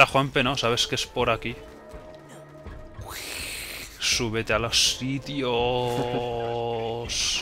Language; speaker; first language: Spanish; native; Spanish